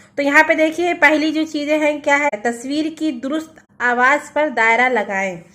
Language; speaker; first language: Hindi; native; Hindi